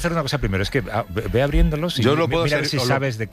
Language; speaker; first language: Spanish; native; Spanish